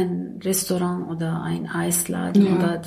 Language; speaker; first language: German; non-native, learner; Arabic